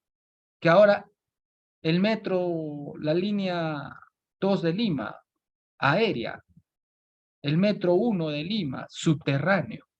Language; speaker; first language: Spanish; native; Spanish